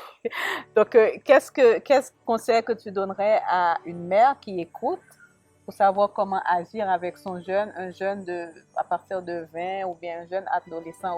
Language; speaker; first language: French; native; French